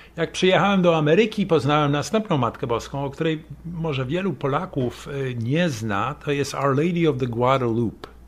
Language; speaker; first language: Polish; early bilingual, heritage; Polish